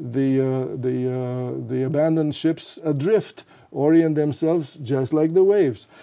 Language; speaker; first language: English; non-native, fluent; Romanian